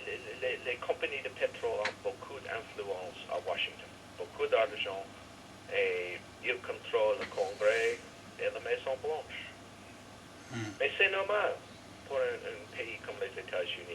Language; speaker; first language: French; non-native, learner; English